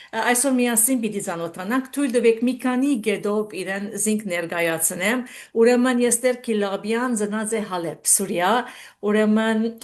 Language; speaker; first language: Armenian; early bilingual, heritage; Armenian